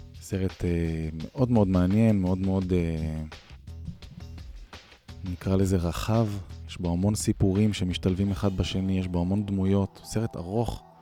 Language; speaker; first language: Hebrew; native; Hebrew